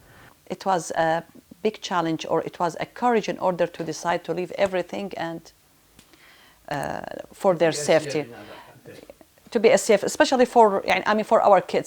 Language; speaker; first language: English; non-native, fluent; Arabic